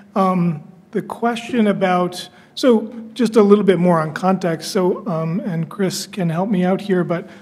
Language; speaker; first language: English; native; English